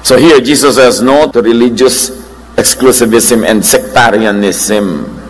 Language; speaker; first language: English; non-native, local second language; Filipino